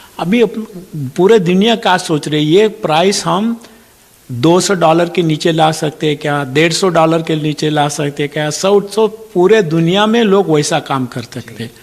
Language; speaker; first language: Hindi; non-native, local second language; Marathi